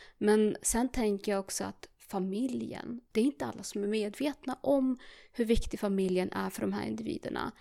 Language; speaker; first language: Swedish; early bilingual, other home language; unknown